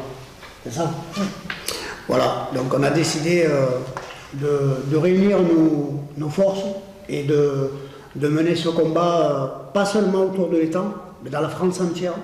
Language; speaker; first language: French; native; French